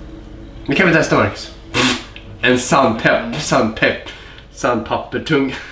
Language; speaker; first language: Swedish; native; Swedish